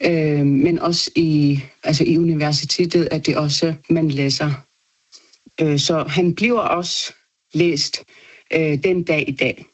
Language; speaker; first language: Danish; non-native, local second language; Kalaallisut